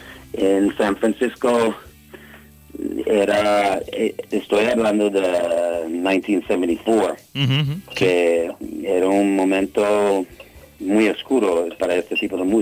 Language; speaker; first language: Spanish; non-native, fluent; English